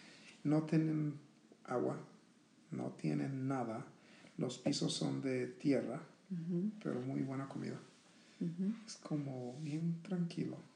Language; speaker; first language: Spanish; early bilingual, heritage; Spanish